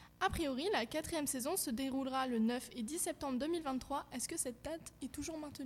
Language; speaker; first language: French; native; French